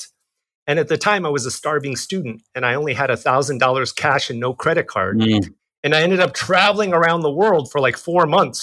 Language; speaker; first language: English; native; English